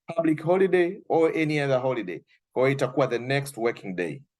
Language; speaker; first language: English; non-native, local second language; Swahili